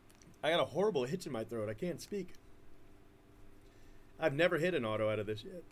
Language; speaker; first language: English; native; English